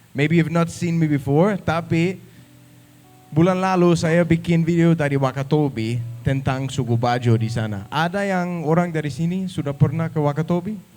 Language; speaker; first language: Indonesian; non-native, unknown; Danish